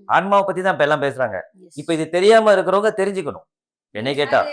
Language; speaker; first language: Tamil; early bilingual, heritage; Tamil